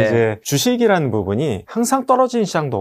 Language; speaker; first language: Korean; native; Korean